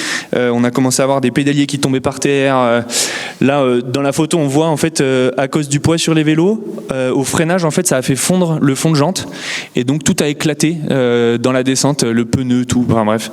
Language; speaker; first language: French; native; French